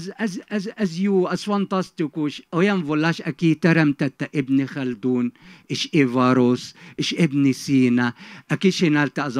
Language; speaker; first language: Hungarian; non-native, fluent; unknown